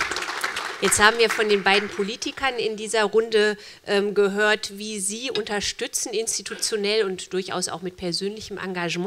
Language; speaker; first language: German; native; German